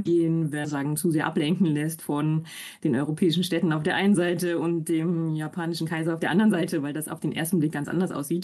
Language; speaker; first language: German; native; German